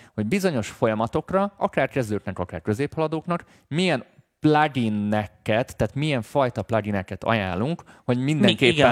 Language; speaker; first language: Hungarian; native; Hungarian